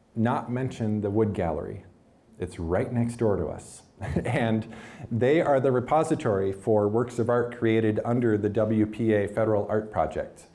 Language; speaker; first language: English; native; English